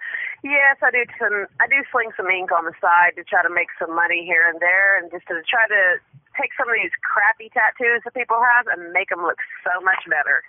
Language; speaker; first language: English; native; English